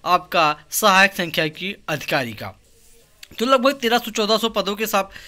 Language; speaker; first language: Hindi; native; Hindi